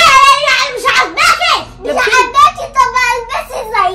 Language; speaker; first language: Arabic; native; Arabic